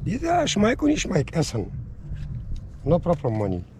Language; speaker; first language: German; non-native, learner; Arabic